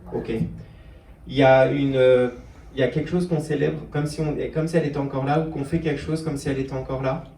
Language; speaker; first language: French; native; French